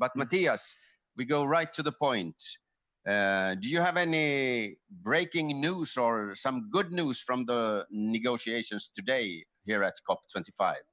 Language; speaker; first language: English; non-native, fluent; Swedish